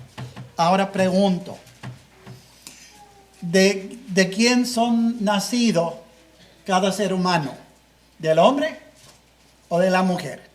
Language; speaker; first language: Spanish; non-native, fluent; English